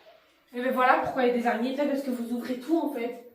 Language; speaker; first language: French; native; French